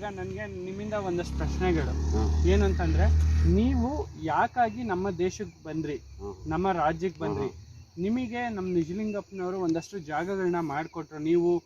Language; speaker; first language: Kannada; native; Kannada